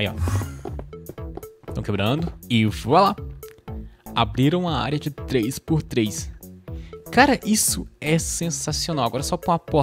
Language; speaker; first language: Portuguese; native; Portuguese